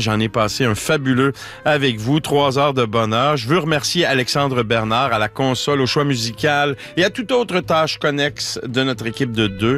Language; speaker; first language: French; native; French